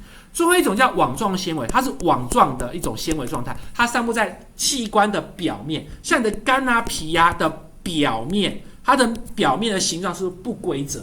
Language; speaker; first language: Chinese; native; Chinese